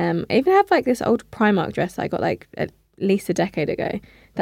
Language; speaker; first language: English; native; English